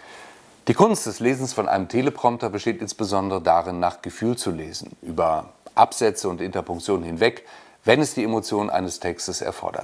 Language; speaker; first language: German; native; German